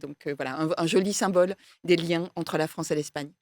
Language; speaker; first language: French; native; French